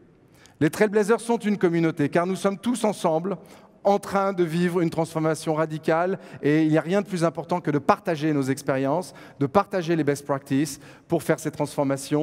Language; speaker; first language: French; native; French